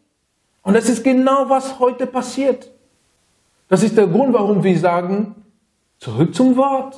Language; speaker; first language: German; non-native, fluent; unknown